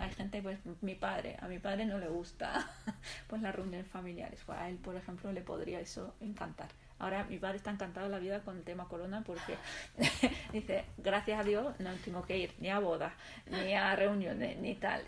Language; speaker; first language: Spanish; non-native, fluent; Arabic